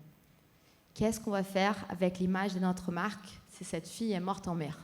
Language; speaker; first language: French; non-native, fluent; Portuguese